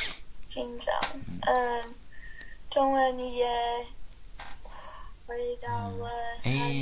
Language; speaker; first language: Chinese; non-native, learner; English